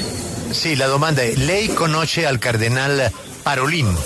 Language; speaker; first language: Italian; non-native, learner; Spanish